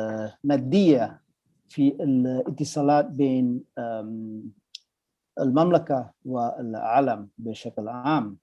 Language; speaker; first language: Arabic; non-native, fluent; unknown